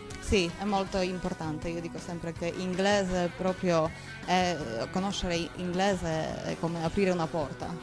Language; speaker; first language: Italian; non-native, fluent; Polish